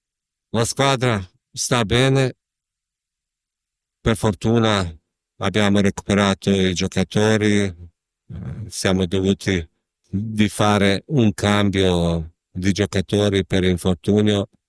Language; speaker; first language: Italian; non-native, fluent; Bosnian